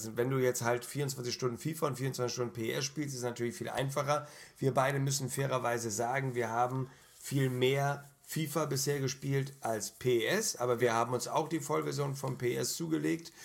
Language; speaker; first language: German; native; German